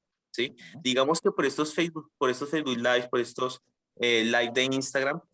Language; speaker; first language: Spanish; native; Spanish